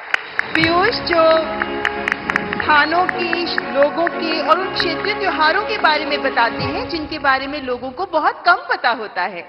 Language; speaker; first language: Hindi; native; Hindi